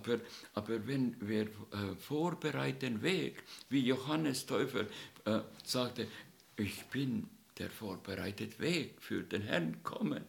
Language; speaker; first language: German; non-native, fluent; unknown